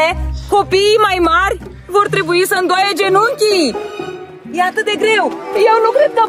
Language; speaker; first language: Romanian; native; Romanian